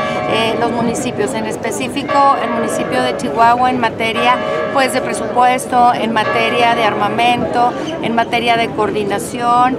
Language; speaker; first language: Spanish; native; Spanish